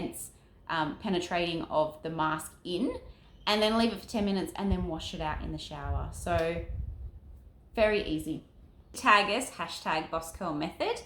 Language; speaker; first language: English; native; English